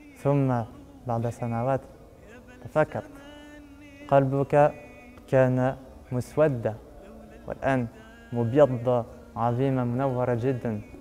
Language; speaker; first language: Arabic; non-native, learner; French